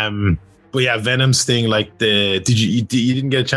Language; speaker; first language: English; native; English